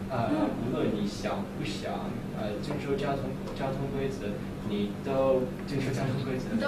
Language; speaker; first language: Chinese; non-native, learner; English